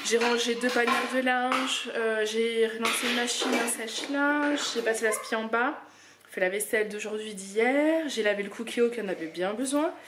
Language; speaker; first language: French; native; French